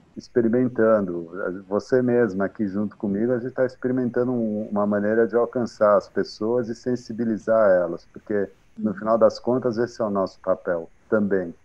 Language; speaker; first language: Portuguese; non-native, fluent; Arabic